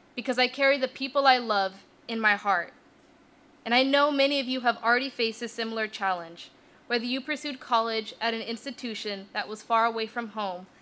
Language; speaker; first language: English; native; English